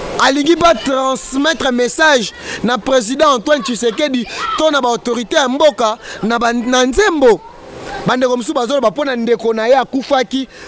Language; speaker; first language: Lingala; native; Lingala